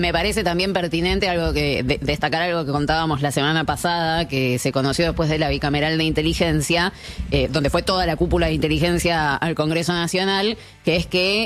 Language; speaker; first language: Spanish; native; Spanish